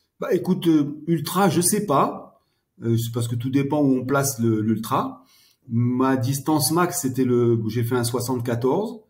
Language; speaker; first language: French; early bilingual, heritage; French